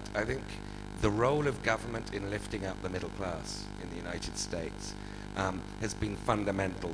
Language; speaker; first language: English; native; English